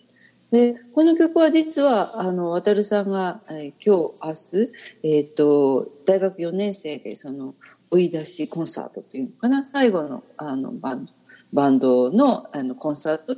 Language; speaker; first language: Japanese; native; Japanese